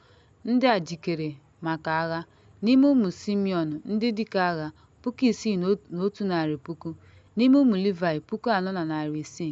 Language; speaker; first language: Igbo; native; Igbo